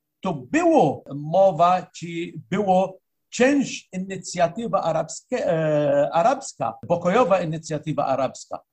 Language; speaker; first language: Polish; non-native, fluent; Arabic